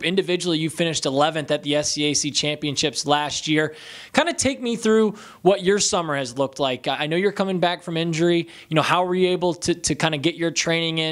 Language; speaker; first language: English; native; English